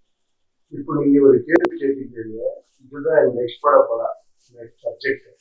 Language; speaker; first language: Tamil; non-native, learner; Kannada